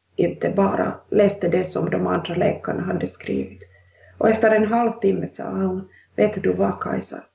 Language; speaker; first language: Swedish; non-native, local second language; Finnish